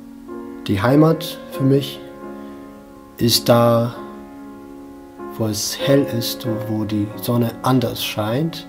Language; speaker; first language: German; non-native, fluent; Bosnian